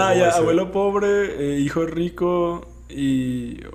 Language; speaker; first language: Spanish; native; Spanish